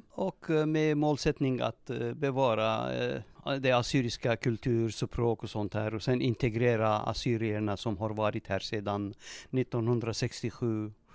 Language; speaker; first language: Swedish; non-native, fluent; Turoyo